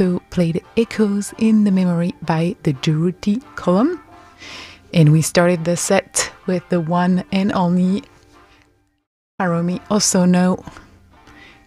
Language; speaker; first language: English; non-native, fluent; French